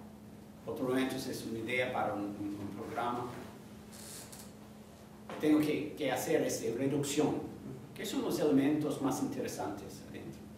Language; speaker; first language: Spanish; non-native, fluent; English